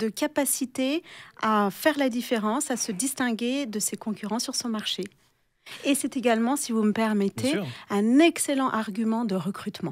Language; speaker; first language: French; native; French